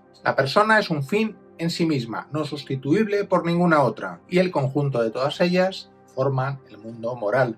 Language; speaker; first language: Spanish; native; Spanish